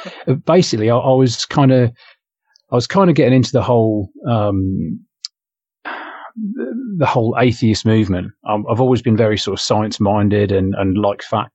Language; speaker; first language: English; native; English